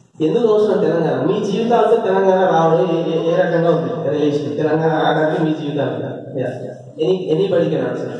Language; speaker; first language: Telugu; native; Telugu